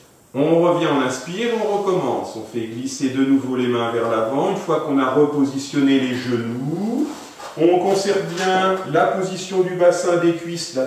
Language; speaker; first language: French; native; French